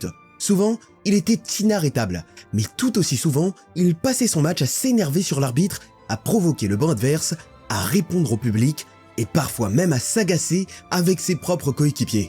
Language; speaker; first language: French; native; French